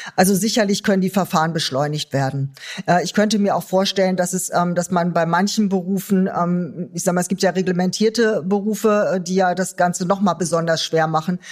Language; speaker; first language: German; native; German